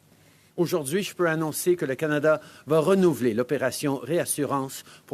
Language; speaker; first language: French; native; French